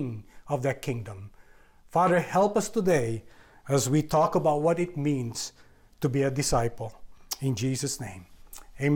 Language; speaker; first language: English; non-native, local second language; Filipino